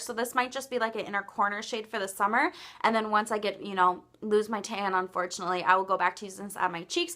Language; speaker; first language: English; native; English